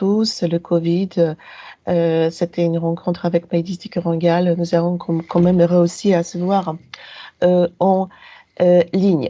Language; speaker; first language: French; non-native, fluent; Polish